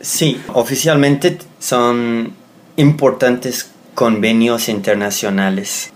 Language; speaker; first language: Spanish; non-native, fluent; English